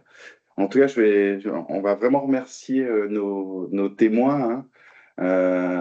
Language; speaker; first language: French; native; French